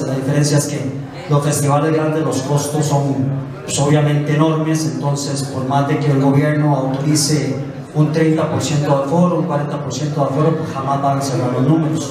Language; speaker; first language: Spanish; native; Spanish